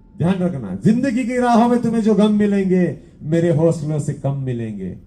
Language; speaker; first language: Hindi; non-native, local second language; Marathi